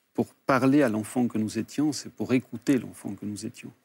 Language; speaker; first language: French; early bilingual, other home language; Spanish